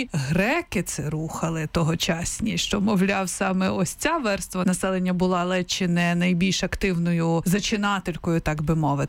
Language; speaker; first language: Ukrainian; native; Ukrainian